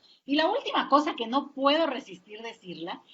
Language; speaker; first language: Spanish; native; Spanish